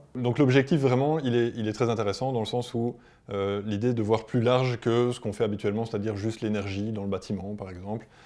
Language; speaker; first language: French; native; French